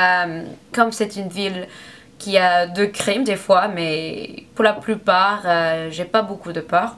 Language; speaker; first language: French; non-native, learner; English